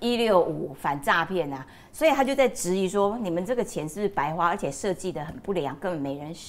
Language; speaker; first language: Chinese; native; Chinese